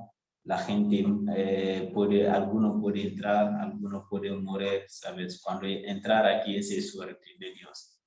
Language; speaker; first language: Spanish; non-native, learner; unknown